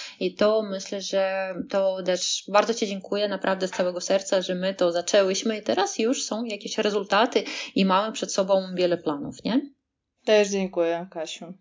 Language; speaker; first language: Polish; non-native, fluent; Russian